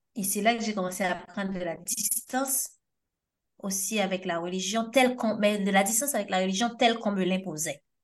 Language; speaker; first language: French; non-native, local second language; Haitian Creole